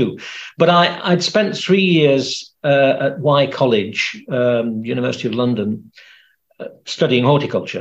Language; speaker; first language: English; native; English